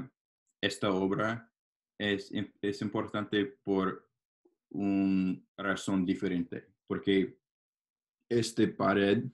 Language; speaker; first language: Spanish; non-native, learner; English